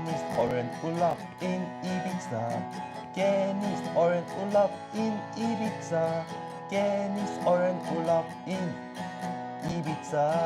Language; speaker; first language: German; non-native, learner; English